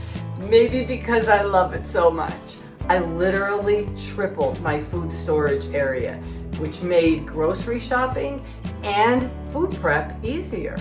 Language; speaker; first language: English; native; English